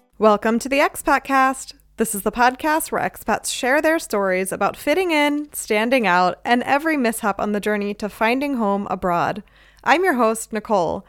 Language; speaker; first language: English; native; English